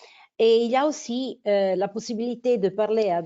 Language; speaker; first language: French; non-native, fluent; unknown